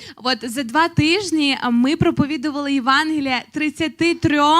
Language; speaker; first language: Ukrainian; native; Ukrainian